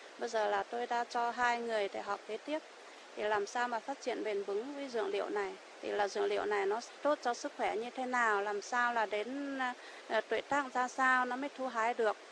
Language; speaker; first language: Vietnamese; non-native, local second language; Iu Mien